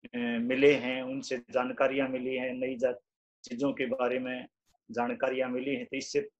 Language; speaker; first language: Hindi; native; Hindi